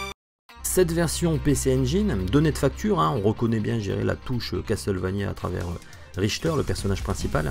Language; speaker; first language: French; native; French